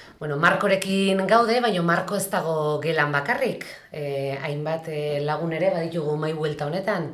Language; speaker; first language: Basque; native; Basque